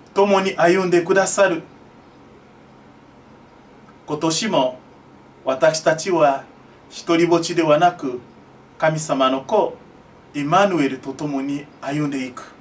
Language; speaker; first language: Japanese; non-native, fluent; French